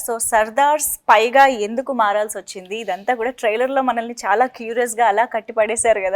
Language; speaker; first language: Telugu; native; Telugu